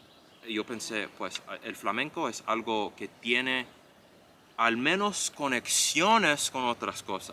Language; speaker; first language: Spanish; non-native, fluent; English